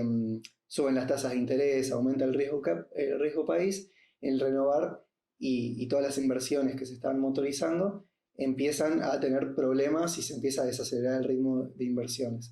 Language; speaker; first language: Spanish; native; Spanish